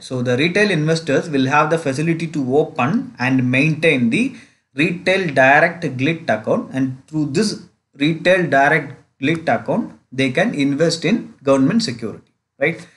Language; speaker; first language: English; non-native, local second language; Tamil